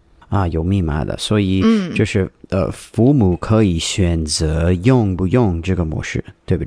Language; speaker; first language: Chinese; non-native, learner; English